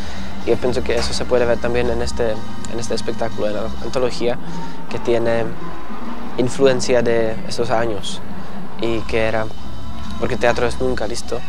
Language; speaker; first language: Spanish; non-native, fluent; Czech